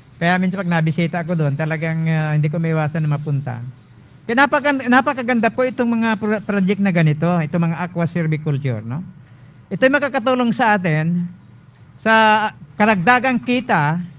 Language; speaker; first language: Filipino; native; Filipino